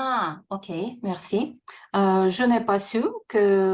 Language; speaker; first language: French; non-native, learner; Russian